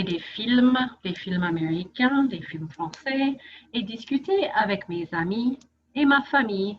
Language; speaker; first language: French; non-native, fluent; English